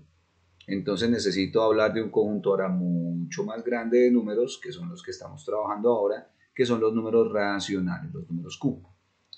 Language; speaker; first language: Spanish; native; Spanish